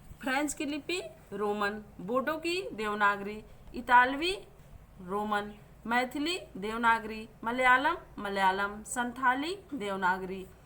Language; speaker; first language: Hindi; native; Hindi